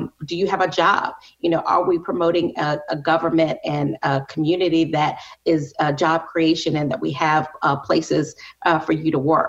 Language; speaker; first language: English; native; English